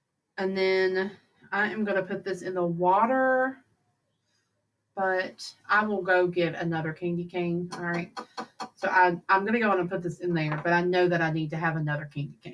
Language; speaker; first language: English; native; English